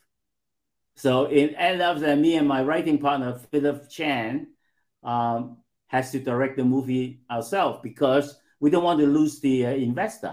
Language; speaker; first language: English; non-native, local second language; Cantonese